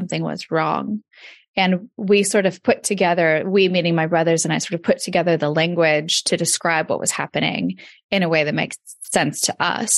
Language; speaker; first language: English; native; English